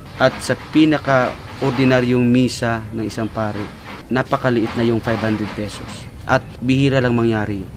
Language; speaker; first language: Filipino; non-native, local second language; Cebuano